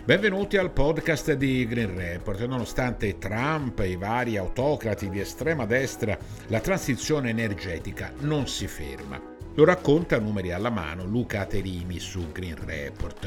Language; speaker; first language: Italian; native; Italian